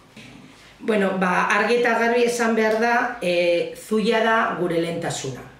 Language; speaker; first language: Basque; non-native, local second language; Spanish